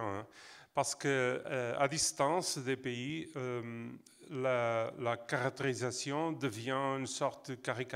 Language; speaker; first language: French; non-native, fluent; Portuguese